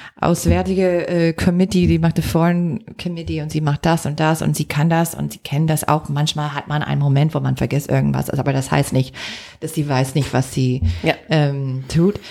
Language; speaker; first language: German; non-native, fluent; English